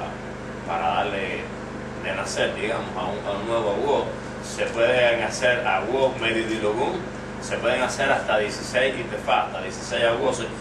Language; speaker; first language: Spanish; native; Spanish